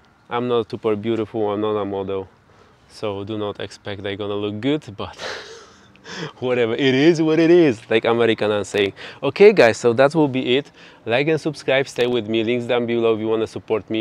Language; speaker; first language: English; non-native, fluent; Polish